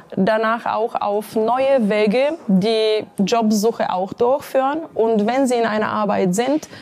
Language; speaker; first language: German; non-native, fluent; Bulgarian